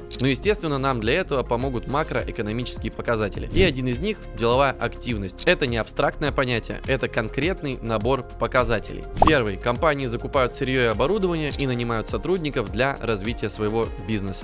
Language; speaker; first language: Russian; native; Russian